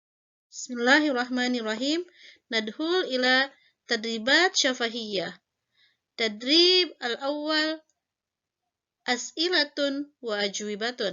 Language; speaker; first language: Arabic; non-native, fluent; Indonesian